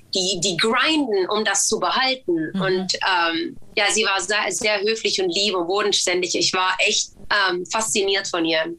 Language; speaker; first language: German; early bilingual, other home language; Swedish